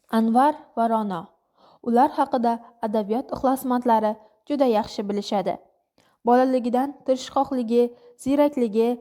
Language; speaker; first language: Uzbek; non-native, local second language; Kara-Kalpak